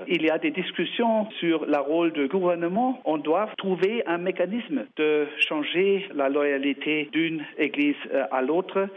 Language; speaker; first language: French; non-native, learner; German